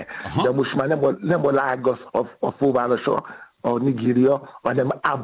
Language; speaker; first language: Hungarian; non-native, fluent; Yoruba